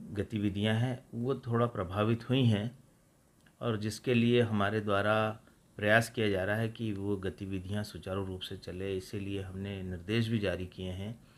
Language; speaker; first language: Hindi; native; Hindi